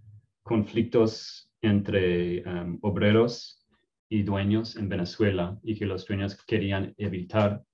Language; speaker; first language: Spanish; non-native, fluent; English